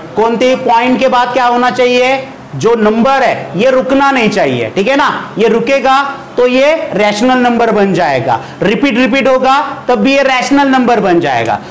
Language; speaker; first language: Hindi; non-native, local second language; Marathi